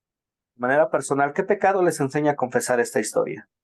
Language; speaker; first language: Spanish; native; Spanish